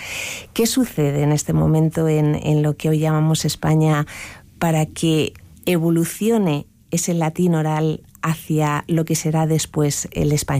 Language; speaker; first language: Spanish; native; Spanish